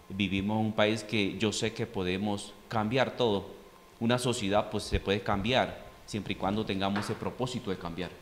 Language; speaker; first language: Spanish; native; Spanish